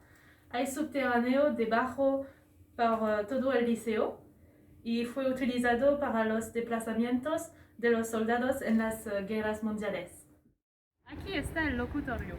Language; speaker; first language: Spanish; non-native, learner; French